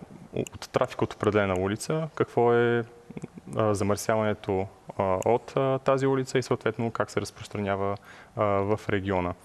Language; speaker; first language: Bulgarian; native; Bulgarian